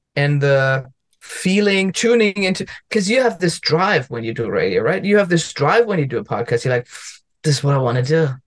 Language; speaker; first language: English; non-native, fluent; German